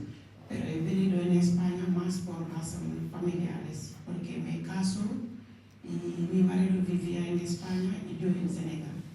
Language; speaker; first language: Spanish; non-native, local second language; Wolof